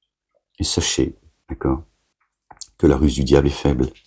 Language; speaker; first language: French; native; French